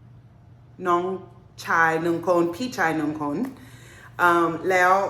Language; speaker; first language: Thai; non-native, learner; English